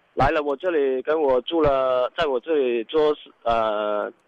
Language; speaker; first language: Chinese; non-native, local second language; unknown